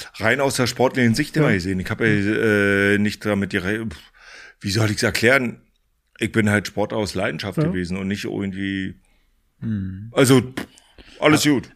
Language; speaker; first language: German; native; German